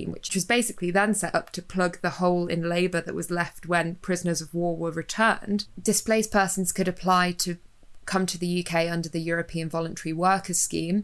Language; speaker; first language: English; native; English